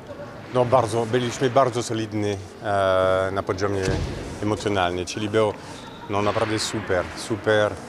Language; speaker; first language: Polish; non-native, fluent; French